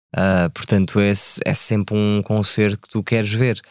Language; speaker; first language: Portuguese; early bilingual, other home language; French